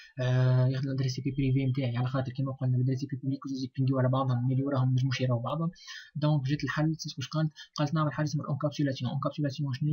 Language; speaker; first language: Arabic; native; Arabic